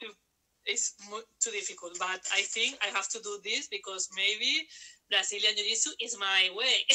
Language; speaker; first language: English; non-native, learner; Spanish